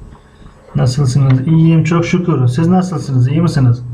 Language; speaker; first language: Turkish; non-native, fluent; Tajik